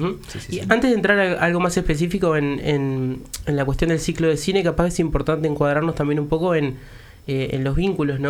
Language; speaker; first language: Spanish; native; Spanish